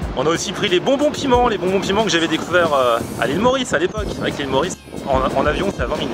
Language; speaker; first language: French; native; French